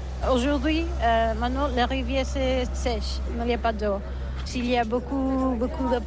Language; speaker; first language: French; non-native, learner; Catalan